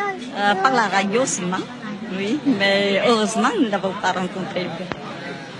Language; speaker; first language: French; non-native, local second language; Vietnamese